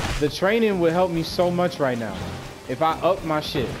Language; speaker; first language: English; native; English